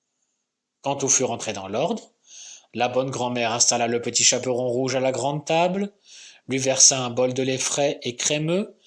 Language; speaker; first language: French; native; French